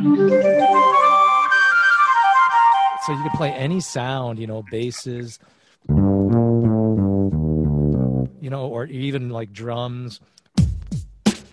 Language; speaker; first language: English; native; English